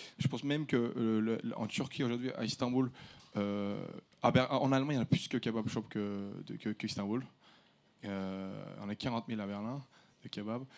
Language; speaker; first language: French; early bilingual, other home language; Turkish